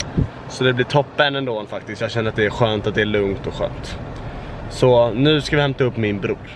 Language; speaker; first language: Swedish; native; Swedish